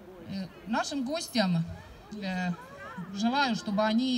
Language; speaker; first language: Russian; non-native, local second language; Estonian